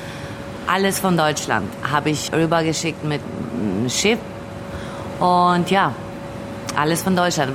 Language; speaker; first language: German; early bilingual, other home language; Albanian